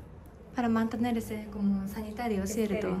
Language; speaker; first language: Spanish; non-native, learner; Japanese